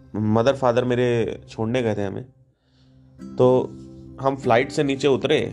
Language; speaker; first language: Hindi; native; Hindi